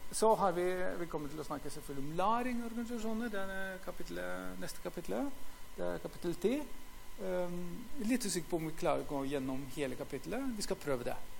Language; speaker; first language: Norwegian; non-native, fluent; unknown